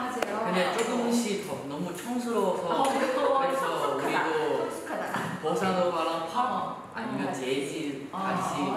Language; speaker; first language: Korean; non-native, learner; Chinese